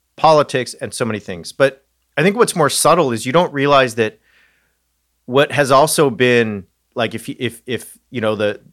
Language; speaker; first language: English; native; English